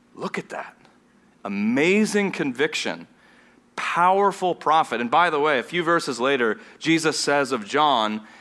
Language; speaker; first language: English; non-native, fluent; German